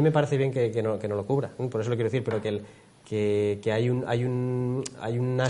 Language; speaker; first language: Spanish; native; Spanish